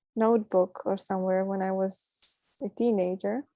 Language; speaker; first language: English; non-native, fluent; Ukrainian